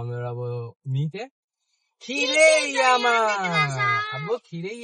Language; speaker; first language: Japanese; non-native, learner; Bangla